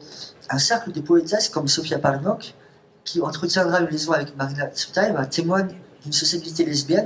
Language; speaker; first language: French; native; French